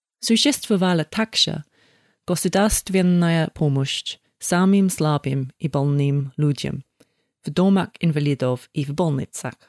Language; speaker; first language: Russian; non-native, fluent; English